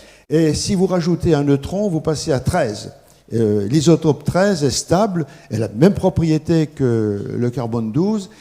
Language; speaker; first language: French; native; French